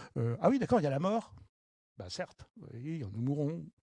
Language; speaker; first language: French; native; French